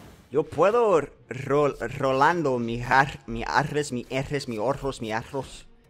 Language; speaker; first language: Spanish; early bilingual, heritage; Spanish